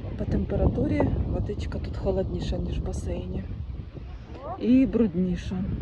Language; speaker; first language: Ukrainian; non-native, local second language; Russian